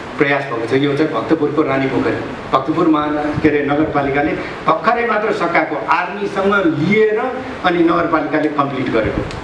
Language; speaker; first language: Nepali; non-native, local second language; Newari